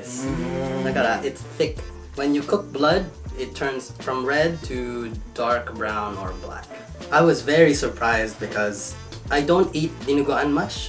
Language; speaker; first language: English; non-native, local second language; Filipino